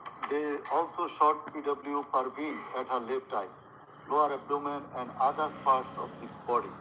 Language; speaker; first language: English; non-native, local second language; Bangla